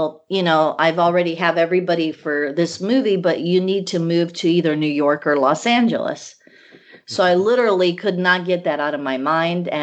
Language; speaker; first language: English; early bilingual, other home language; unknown